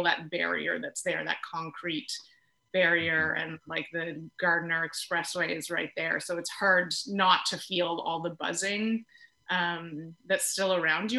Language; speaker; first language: English; native; English